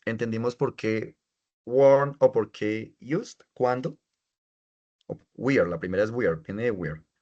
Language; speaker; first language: Spanish; native; Spanish